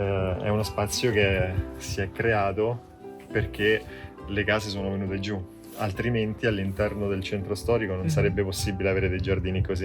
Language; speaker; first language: Italian; native; Italian